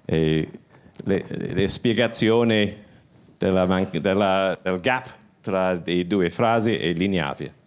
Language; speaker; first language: Italian; non-native, learner; English